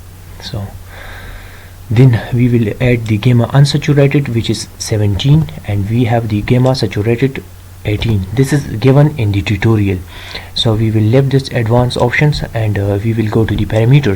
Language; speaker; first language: English; non-native, local second language; Urdu